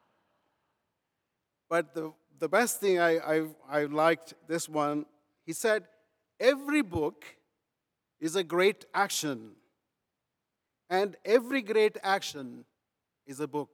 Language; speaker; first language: English; non-native, local second language; Telugu